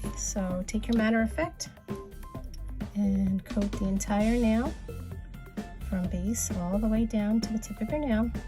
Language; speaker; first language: English; native; English